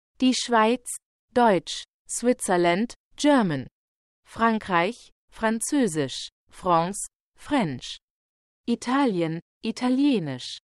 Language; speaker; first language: German; non-native, fluent; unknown